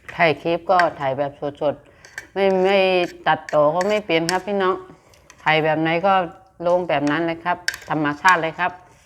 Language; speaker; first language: Thai; native; Thai